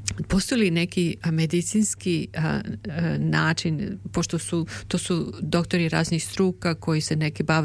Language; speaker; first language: Serbian; native; Serbian